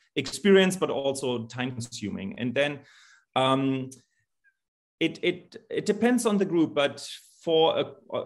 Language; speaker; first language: English; non-native, fluent; German